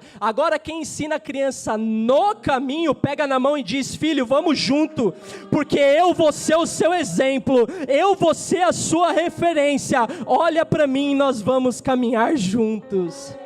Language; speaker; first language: Portuguese; native; Portuguese